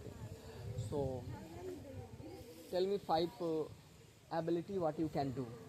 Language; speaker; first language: English; non-native, local second language; Hindi